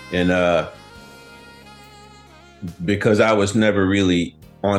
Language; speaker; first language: English; native; English